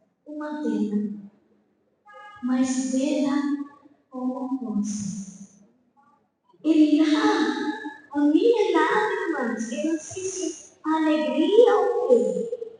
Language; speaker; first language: Portuguese; non-native, fluent; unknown